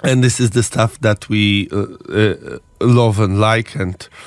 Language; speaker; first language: English; non-native, learner; Polish